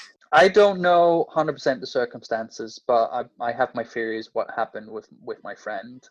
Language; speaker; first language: English; non-native, fluent; Danish